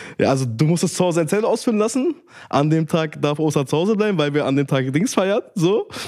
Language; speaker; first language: German; early bilingual, other home language; Turkish